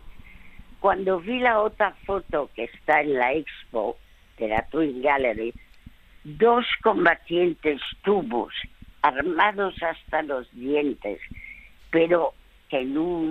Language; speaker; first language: Spanish; early bilingual, other home language; French